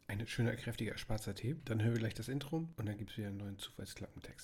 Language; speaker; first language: German; native; German